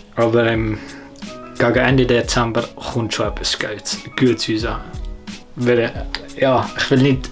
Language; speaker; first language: German; native; German